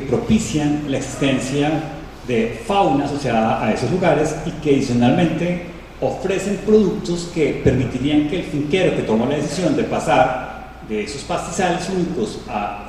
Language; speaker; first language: Spanish; native; Spanish